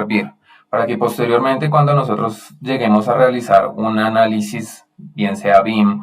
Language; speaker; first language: Spanish; native; Spanish